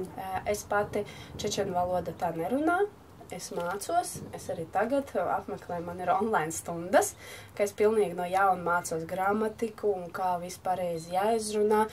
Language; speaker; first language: Latvian; non-native, local second language; Russian